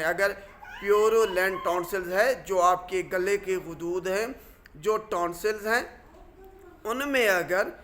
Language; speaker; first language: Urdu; non-native, local second language; Punjabi